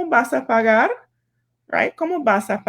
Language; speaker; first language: Spanish; non-native, fluent; English